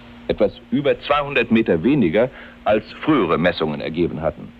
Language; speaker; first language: German; native; German